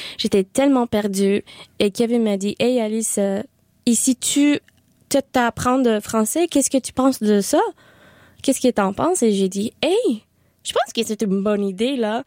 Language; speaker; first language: French; non-native, local second language; English